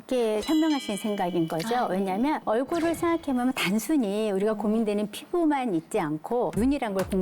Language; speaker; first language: Korean; native; Korean